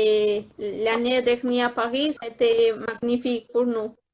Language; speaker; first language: French; non-native, learner; Spanish